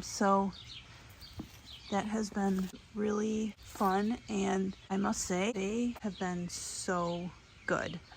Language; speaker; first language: English; native; English